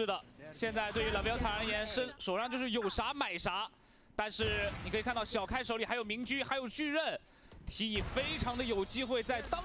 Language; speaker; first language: Chinese; native; Chinese